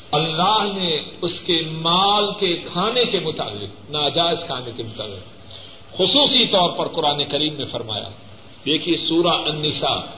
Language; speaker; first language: Urdu; non-native, local second language; Punjabi